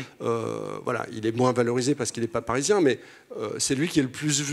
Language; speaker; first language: French; native; French